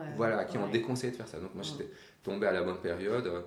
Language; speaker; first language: French; non-native, fluent; Persian